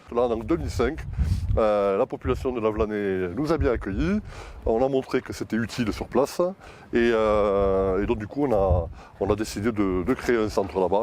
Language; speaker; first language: French; native; French